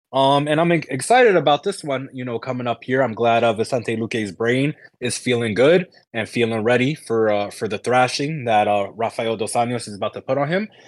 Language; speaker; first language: English; early bilingual, other home language; Spanish